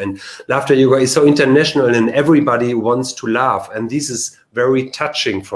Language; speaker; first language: English; non-native, learner; German